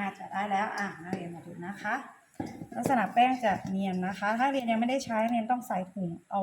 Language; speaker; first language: Thai; native; Thai